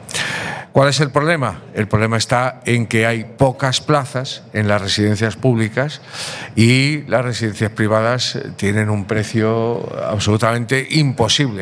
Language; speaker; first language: Spanish; native; Spanish